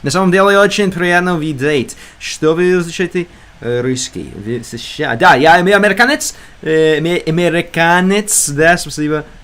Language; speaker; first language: Russian; non-native, learner; English